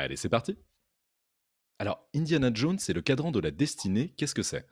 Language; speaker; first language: French; native; French